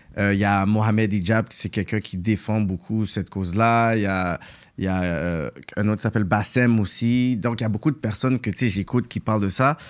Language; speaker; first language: French; native; French